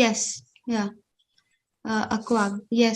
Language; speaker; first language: English; non-native, learner; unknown